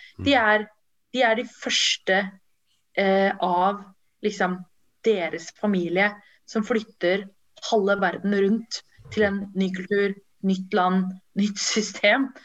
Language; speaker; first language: Norwegian; early bilingual, other home language; Tamil